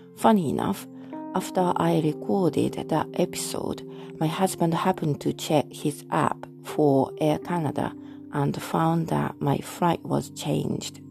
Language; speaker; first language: English; non-native, fluent; Japanese